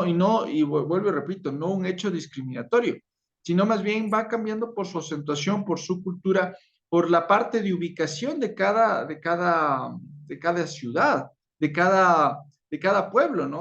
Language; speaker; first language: Spanish; native; Spanish